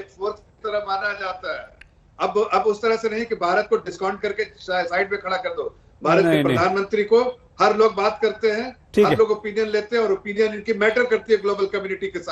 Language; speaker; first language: Hindi; native; Hindi